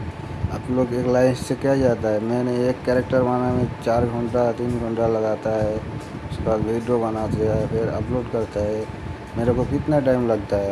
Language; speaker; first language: Hindi; non-native, local second language; Bangla